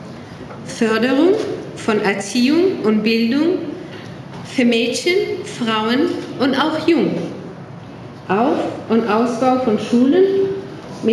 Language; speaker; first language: German; non-native, fluent; Persian